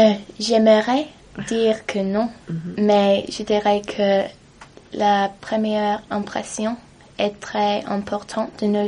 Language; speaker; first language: French; non-native, learner; English